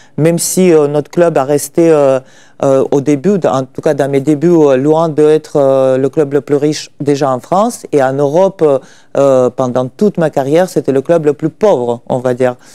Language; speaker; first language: French; non-native, fluent; Russian